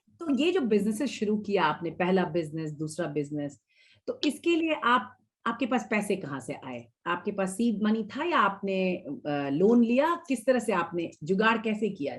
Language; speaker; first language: Hindi; native; Hindi